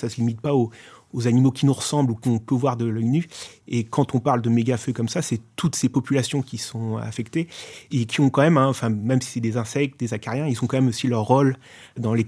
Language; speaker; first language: French; native; French